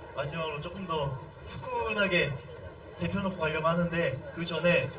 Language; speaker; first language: Korean; native; Korean